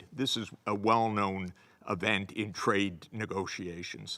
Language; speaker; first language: English; native; English